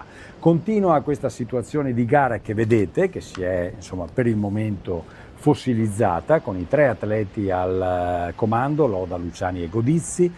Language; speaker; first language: Italian; native; Italian